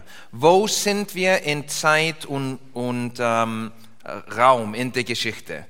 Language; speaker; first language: German; non-native, learner; English